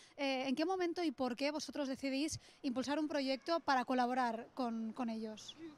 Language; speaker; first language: Spanish; non-native, local second language; Catalan